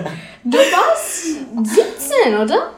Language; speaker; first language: German; non-native, learner; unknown